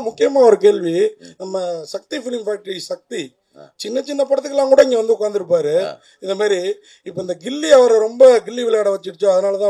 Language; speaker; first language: Tamil; native; Tamil